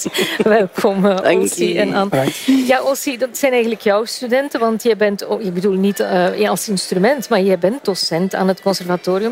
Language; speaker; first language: Dutch; native; Dutch